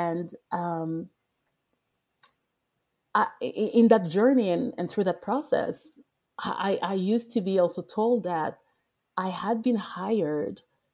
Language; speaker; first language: English; non-native, fluent; French